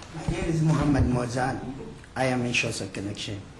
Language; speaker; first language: English; non-native, learner; Arabic